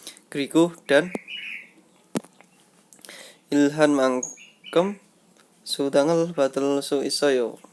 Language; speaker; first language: Korean; non-native, learner; Indonesian